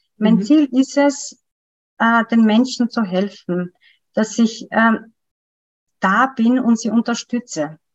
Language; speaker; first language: German; non-native, fluent; Macedonian